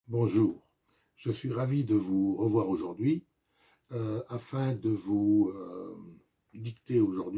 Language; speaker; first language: French; native; French